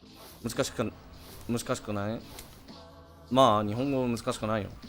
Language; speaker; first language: Japanese; non-native, learner; English